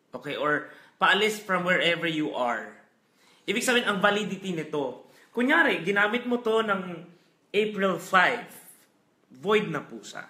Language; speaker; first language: Filipino; non-native, local second language; Hiligaynon